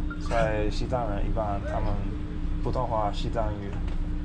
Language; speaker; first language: Chinese; non-native, fluent; English